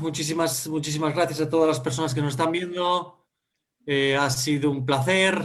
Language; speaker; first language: Spanish; native; Spanish